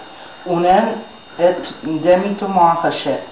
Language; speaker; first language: French; non-native, learner; English